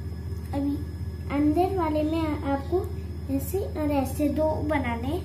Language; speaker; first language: Hindi; native; Hindi